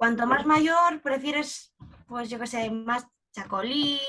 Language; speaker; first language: Spanish; native; Spanish